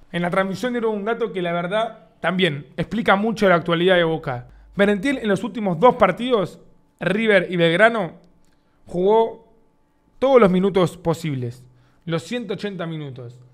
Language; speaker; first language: Spanish; native; Spanish